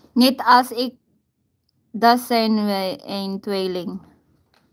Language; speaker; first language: Dutch; non-native, learner; Filipino